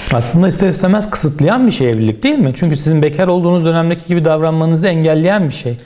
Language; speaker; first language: Turkish; native; Turkish